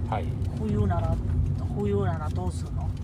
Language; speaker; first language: Japanese; non-native, learner; Chinese